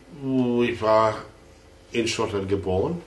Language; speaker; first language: German; non-native, fluent; English